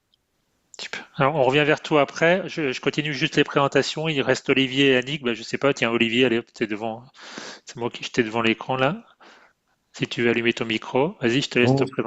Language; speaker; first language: French; native; French